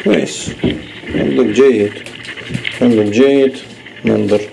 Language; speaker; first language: Arabic; non-native, fluent; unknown